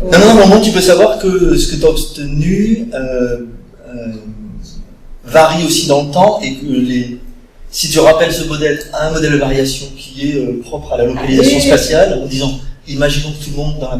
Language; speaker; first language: French; native; French